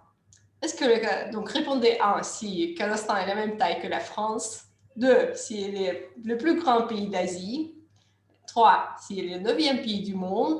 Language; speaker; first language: French; non-native, fluent; Russian